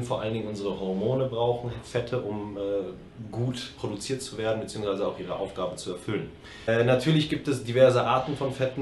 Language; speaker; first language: German; native; German